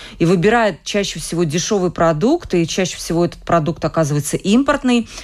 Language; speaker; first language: Russian; native; Russian